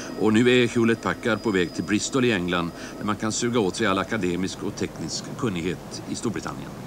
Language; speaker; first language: Swedish; native; Swedish